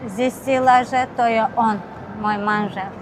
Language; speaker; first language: Slovak; non-native, learner; Azerbaijani